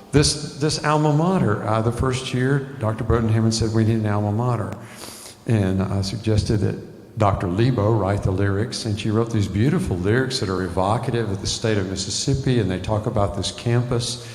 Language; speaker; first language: English; native; English